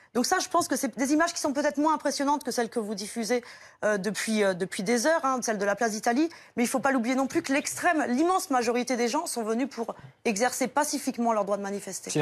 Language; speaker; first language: French; native; French